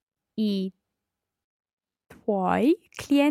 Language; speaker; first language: Italian; non-native, learner; English